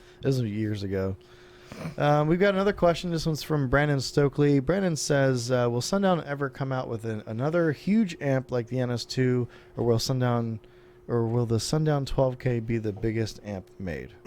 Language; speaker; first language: English; native; English